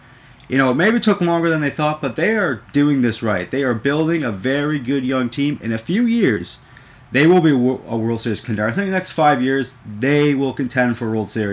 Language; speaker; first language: English; native; English